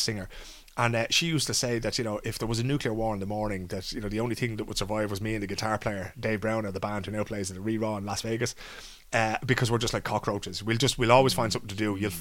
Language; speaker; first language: English; native; English